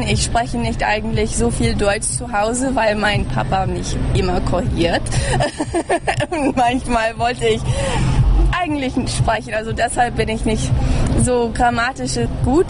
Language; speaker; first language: German; early bilingual, heritage; English